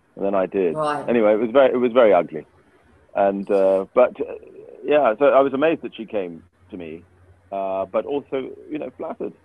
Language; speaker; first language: English; native; English